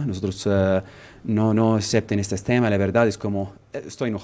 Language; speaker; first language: Spanish; non-native, learner; Arabic